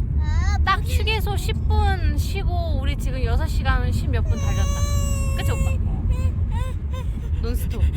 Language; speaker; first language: Korean; native; Korean